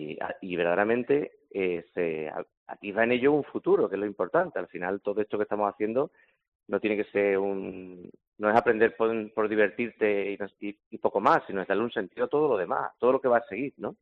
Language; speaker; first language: Spanish; native; Spanish